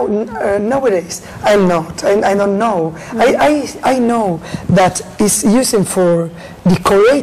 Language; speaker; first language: English; non-native, learner; Spanish